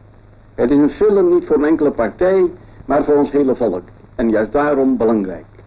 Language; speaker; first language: Dutch; native; Dutch